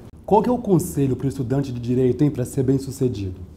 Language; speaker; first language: Portuguese; native; Portuguese